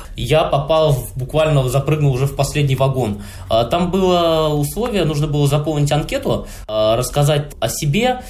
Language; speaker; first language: Russian; native; Russian